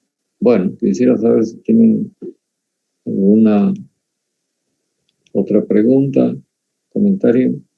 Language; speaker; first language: Spanish; native; Spanish